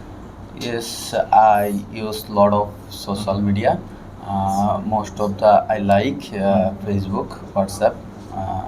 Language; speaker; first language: English; non-native, learner; Bangla